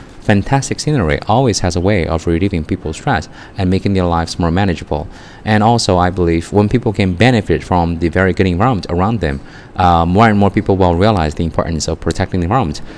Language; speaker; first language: English; non-native, fluent; Chinese